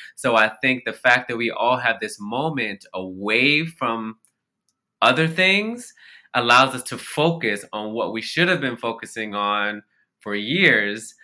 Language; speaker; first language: English; native; English